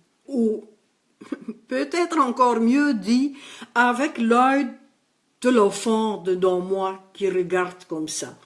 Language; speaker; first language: French; non-native, local second language; Dutch